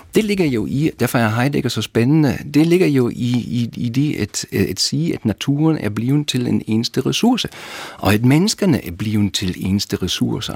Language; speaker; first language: Danish; non-native, fluent; German